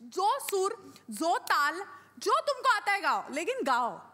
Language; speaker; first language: Hindi; non-native, local second language; Marathi